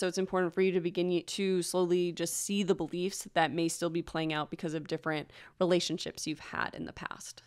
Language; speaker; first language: English; native; English